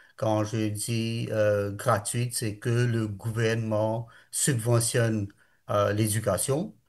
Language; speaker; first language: French; non-native, local second language; Morisyen